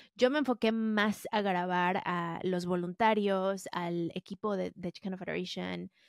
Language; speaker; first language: Spanish; early bilingual, other home language; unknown